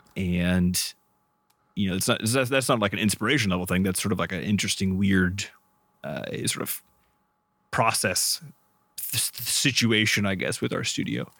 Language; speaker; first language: English; native; English